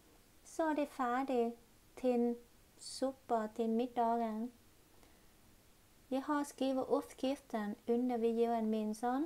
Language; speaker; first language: Norwegian; non-native, learner; Vietnamese